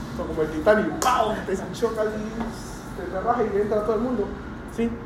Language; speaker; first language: Spanish; early bilingual, other home language; Chinese